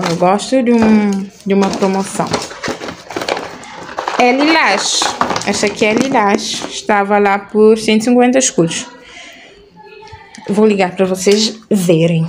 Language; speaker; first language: Portuguese; non-native, local second language; Kabuverdianu